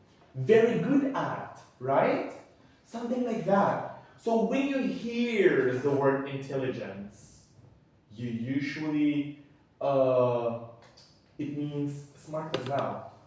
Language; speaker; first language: English; non-native, fluent; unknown